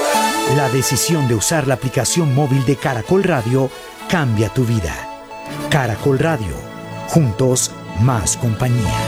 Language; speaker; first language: Spanish; native; Spanish